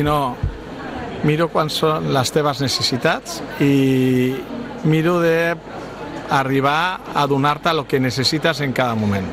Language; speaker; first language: Catalan; non-native, local second language; Spanish